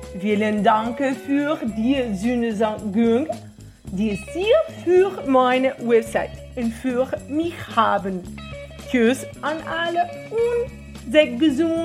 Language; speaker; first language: German; non-native, learner; Portuguese